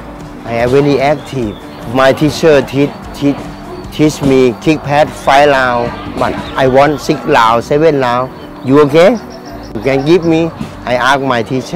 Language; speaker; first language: English; non-native, learner; Thai